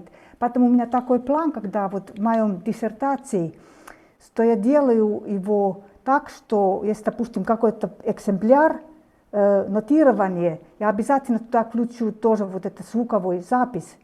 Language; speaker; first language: Russian; non-native, fluent; Finnish